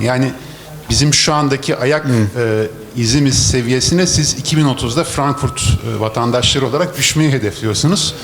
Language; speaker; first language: Turkish; native; Turkish